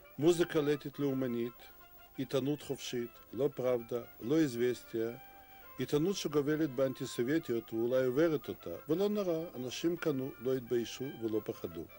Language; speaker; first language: Hebrew; non-native, fluent; Russian